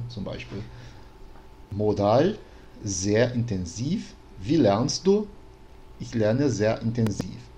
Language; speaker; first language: German; non-native, fluent; Portuguese